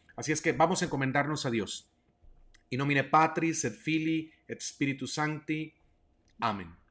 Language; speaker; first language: Spanish; native; Spanish